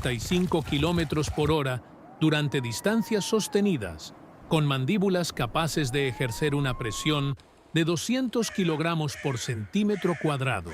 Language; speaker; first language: Spanish; native; Spanish